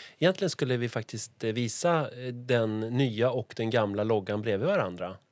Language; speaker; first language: Swedish; native; Swedish